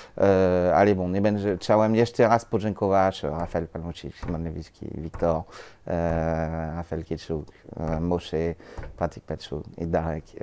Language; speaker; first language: Polish; non-native, learner; French